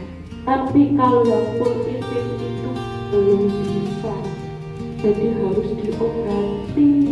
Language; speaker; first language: Indonesian; non-native, local second language; Javanese